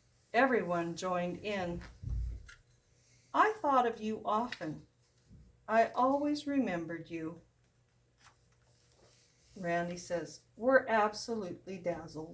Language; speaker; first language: English; native; English